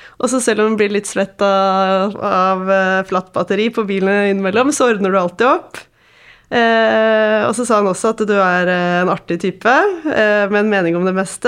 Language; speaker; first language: Norwegian; native; Norwegian